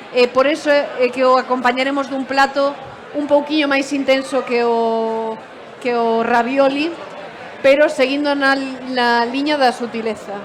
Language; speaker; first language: Galician; non-native, local second language; Spanish